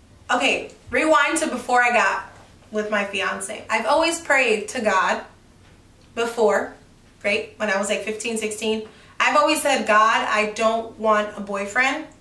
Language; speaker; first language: English; early bilingual, other home language; Spanish